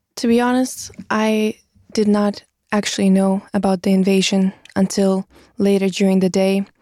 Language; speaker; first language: English; non-native, fluent; Russian